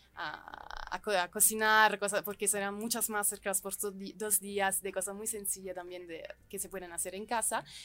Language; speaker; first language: Spanish; non-native, fluent; Italian